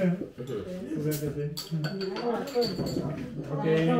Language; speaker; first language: English; non-native, fluent; French